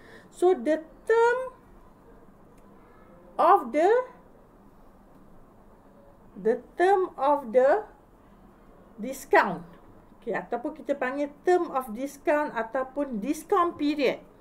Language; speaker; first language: English; non-native, local second language; Malay